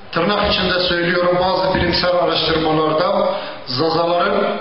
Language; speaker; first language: Turkish; non-native, local second language; Zaza